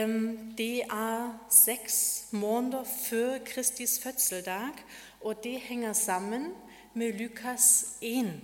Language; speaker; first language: Norwegian; non-native, fluent; German